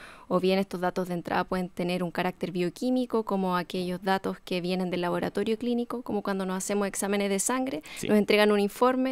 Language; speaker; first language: Spanish; native; Spanish